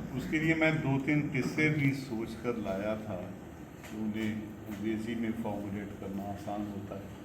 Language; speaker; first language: Urdu; non-native, local second language; Punjabi